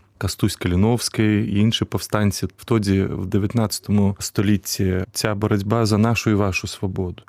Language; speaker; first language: Ukrainian; native; Ukrainian